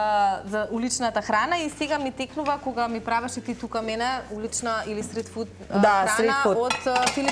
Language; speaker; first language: Macedonian; native; Macedonian